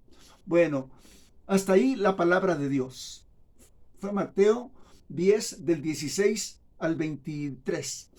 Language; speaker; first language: Spanish; native; Spanish